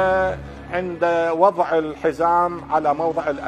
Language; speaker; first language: Arabic; native; Arabic